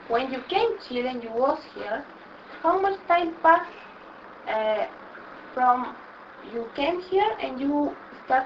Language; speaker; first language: English; non-native, local second language; Spanish